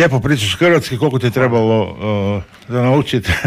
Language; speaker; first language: Croatian; native; Croatian